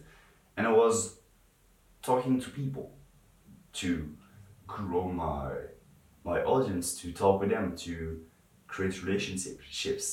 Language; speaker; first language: English; non-native, fluent; French